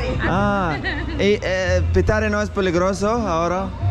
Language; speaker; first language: Spanish; non-native, learner; Arabic